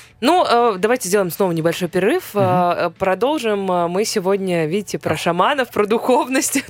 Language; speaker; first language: Russian; native; Russian